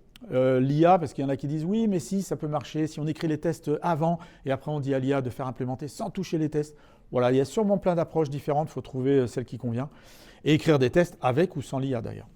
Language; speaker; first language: French; native; French